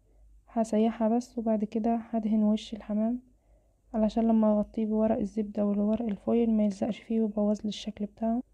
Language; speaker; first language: Arabic; native; Arabic